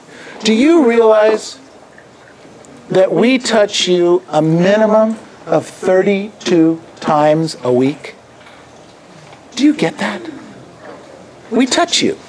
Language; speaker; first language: English; native; English